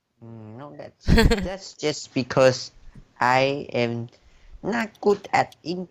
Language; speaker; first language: English; non-native, learner; Chinese